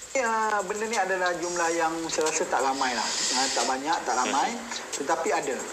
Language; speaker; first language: Malay; native; Malay